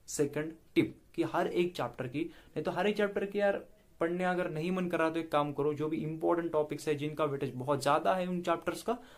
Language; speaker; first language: Hindi; non-native, local second language; Marathi